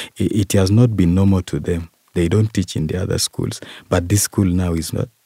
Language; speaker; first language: English; non-native, local second language; Kalenjin